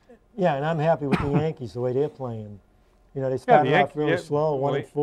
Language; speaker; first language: English; native; English